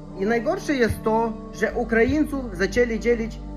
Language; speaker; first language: Polish; non-native, fluent; Russian